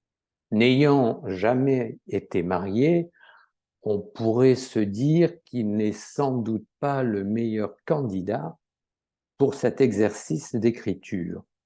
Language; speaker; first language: French; native; French